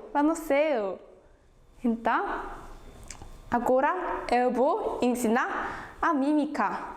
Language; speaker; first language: Portuguese; non-native, fluent; Korean